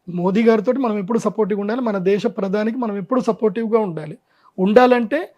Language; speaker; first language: Telugu; non-native, local second language; Marwari